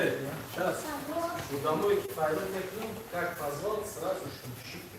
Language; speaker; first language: Russian; native; Russian